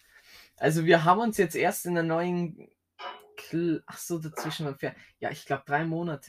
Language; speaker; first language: German; native; German